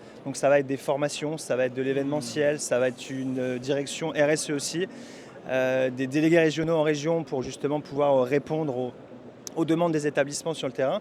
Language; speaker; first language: French; native; French